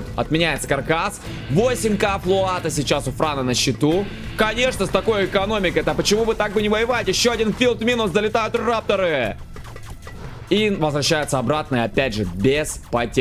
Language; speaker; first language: Russian; native; Russian